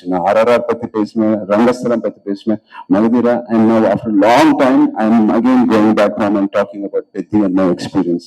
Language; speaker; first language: Tamil; non-native, local second language; Telugu